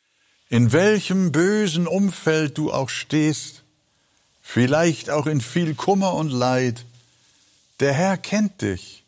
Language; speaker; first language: German; native; German